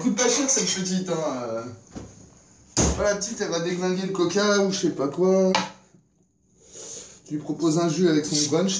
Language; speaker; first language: French; native; French